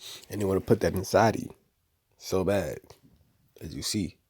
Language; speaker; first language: English; native; English